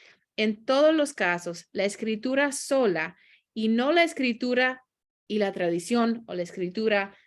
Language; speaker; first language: Spanish; non-native, fluent; English